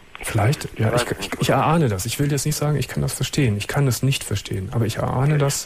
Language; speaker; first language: German; native; German